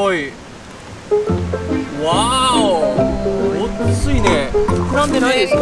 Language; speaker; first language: Japanese; native; Japanese